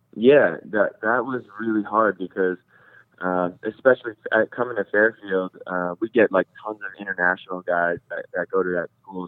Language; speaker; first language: English; native; English